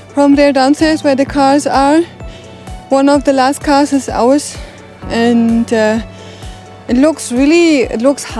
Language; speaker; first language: English; non-native, learner; German